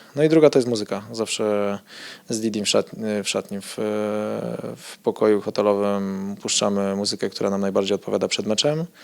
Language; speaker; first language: Polish; native; Polish